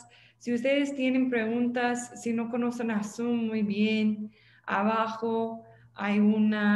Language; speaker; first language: Spanish; non-native, fluent; English